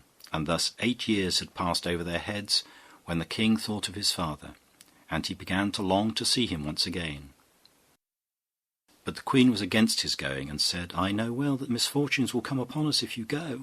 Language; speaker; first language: English; native; English